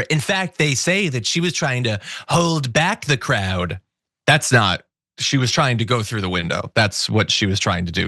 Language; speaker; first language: English; native; English